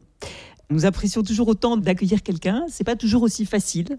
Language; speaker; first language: French; native; French